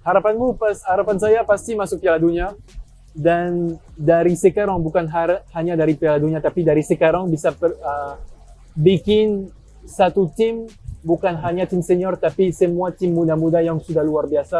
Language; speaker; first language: Indonesian; non-native, fluent; French